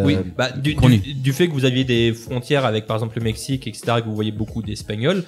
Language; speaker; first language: French; native; French